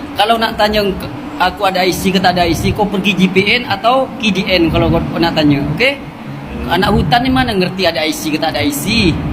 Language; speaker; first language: Malay; native; Malay